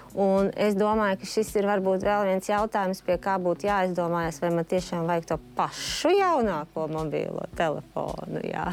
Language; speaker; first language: Latvian; native; Latvian